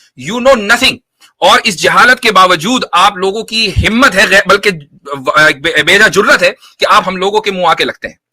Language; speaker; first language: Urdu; native; Urdu